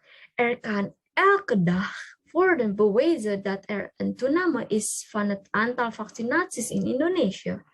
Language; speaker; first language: Dutch; non-native, learner; Indonesian